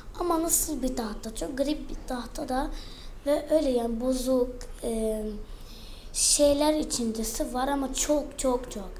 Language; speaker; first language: Turkish; early bilingual, heritage; Turkish